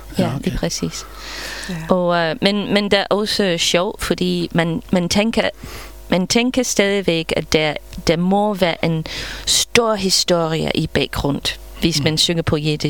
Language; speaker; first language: Danish; non-native, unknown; English